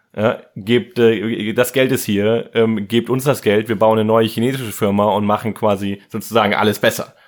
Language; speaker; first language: German; native; German